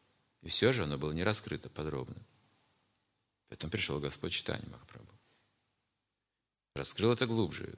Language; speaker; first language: Russian; native; Russian